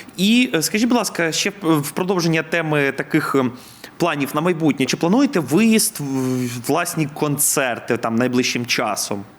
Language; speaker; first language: Ukrainian; native; Ukrainian